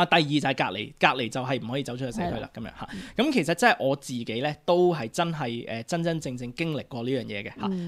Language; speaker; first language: Cantonese; native; Cantonese